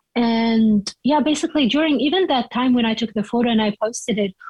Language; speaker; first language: English; non-native, fluent; Arabic